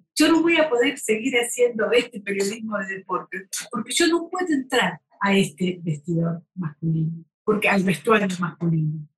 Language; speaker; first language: Spanish; native; Spanish